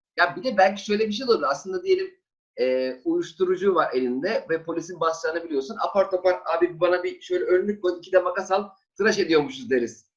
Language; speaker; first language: Turkish; native; Turkish